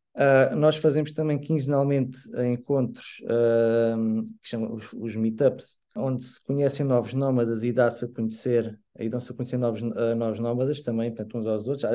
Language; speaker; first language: Portuguese; native; Portuguese